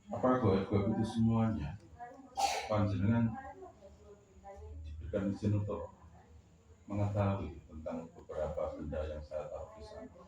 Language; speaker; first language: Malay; non-native, local second language; Javanese